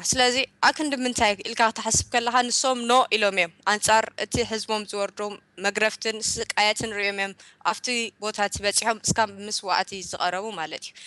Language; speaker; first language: Tigrinya; early bilingual, heritage; Tigrinya